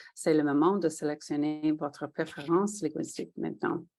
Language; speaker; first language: French; non-native, learner; English